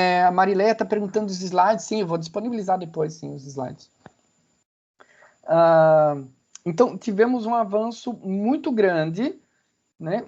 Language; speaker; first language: Portuguese; native; Portuguese